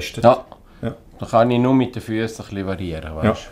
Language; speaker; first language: German; native; German